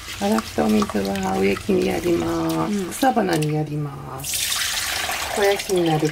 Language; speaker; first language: Japanese; native; Japanese